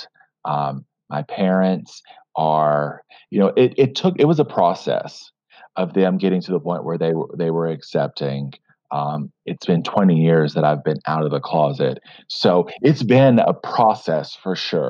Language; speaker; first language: English; native; English